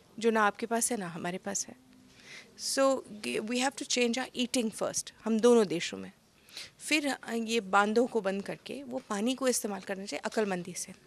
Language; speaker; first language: Hindi; native; Hindi